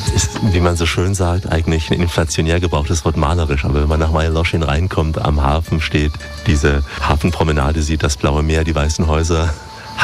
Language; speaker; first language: German; native; German